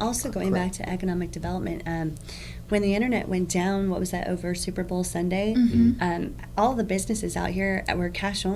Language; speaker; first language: English; native; English